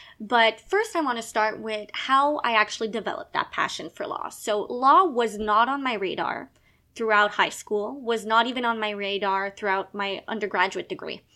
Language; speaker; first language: English; non-native, local second language; French